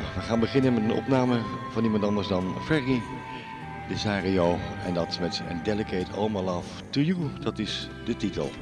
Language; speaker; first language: Dutch; native; Dutch